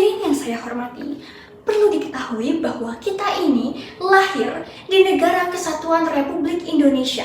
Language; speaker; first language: Indonesian; native; Indonesian